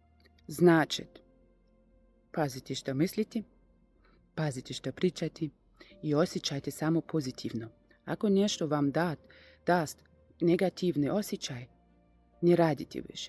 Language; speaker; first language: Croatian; non-native, learner; Russian